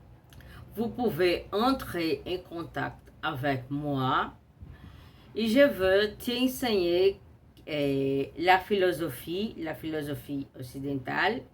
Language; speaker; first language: French; non-native, learner; Portuguese